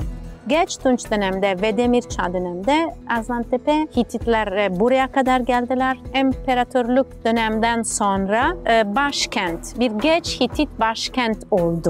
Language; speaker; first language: Turkish; non-native, fluent; Italian